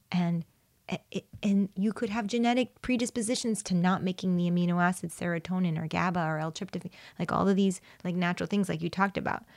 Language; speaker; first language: English; early bilingual, other home language; Spanish